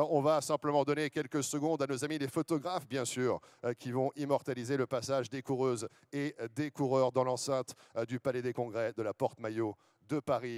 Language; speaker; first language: French; native; French